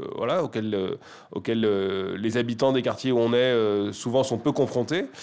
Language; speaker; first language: French; native; French